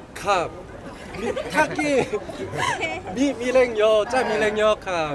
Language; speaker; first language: Thai; non-native, learner; Korean